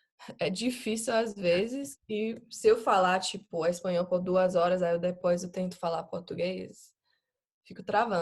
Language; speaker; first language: Portuguese; non-native, fluent; English